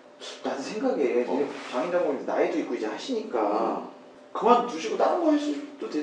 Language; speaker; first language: Korean; native; Korean